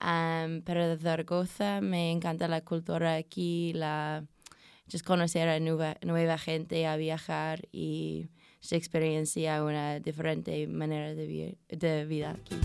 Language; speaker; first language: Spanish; non-native, learner; English